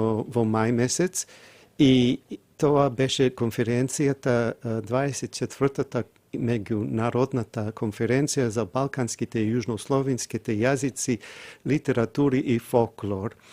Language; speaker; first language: Macedonian; non-native, fluent; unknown